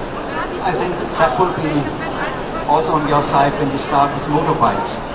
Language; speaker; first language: English; non-native, fluent; German